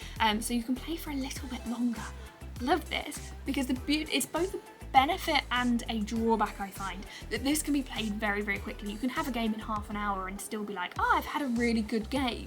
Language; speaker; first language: English; native; English